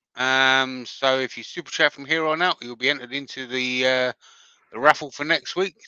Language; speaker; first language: English; native; English